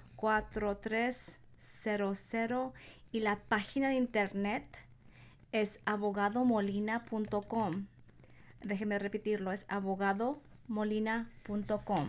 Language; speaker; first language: Spanish; early bilingual, heritage; Spanish